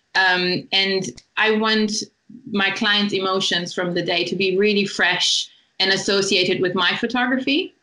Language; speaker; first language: English; non-native, fluent; German